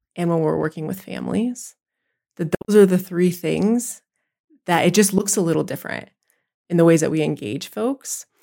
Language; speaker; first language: English; native; English